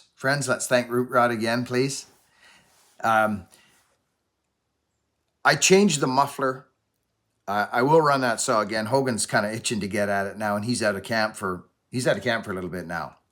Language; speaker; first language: English; native; English